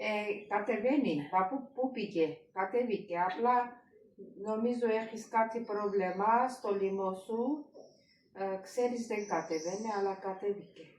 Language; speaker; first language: Greek; non-native, learner; Armenian